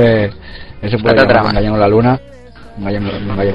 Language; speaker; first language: Spanish; native; Spanish